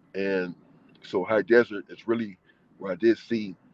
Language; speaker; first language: English; native; English